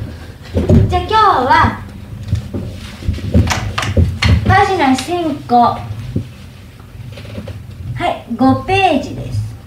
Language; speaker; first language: Japanese; native; Japanese